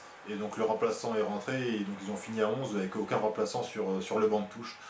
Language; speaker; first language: French; native; French